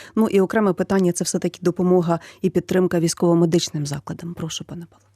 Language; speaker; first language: Ukrainian; native; Ukrainian